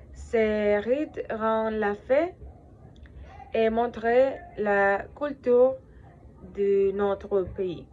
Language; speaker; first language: French; non-native, learner; Spanish